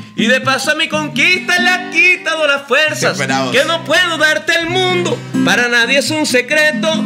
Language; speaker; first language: Spanish; native; Spanish